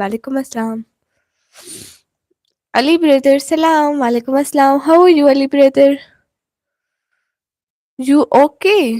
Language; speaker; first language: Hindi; non-native, local second language; Punjabi